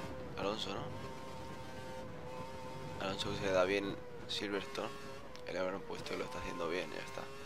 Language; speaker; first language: Spanish; native; Spanish